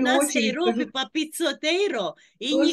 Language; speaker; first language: Russian; non-native, local second language; Latvian